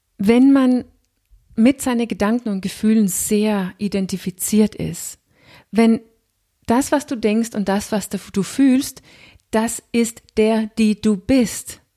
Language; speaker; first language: German; non-native, fluent; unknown